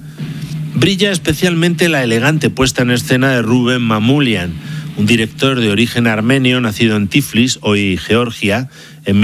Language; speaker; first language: Spanish; native; Spanish